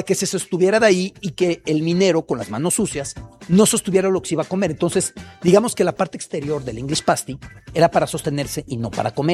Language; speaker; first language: Spanish; native; Spanish